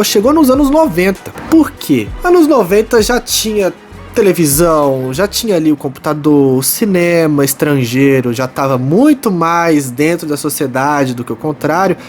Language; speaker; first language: Portuguese; native; Portuguese